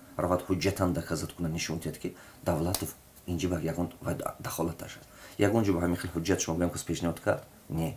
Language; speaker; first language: Tajik; native; Tajik